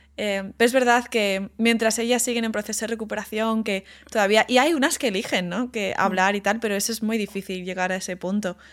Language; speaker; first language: Spanish; non-native, fluent; English